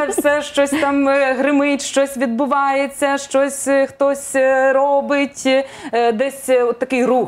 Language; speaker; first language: Ukrainian; native; Ukrainian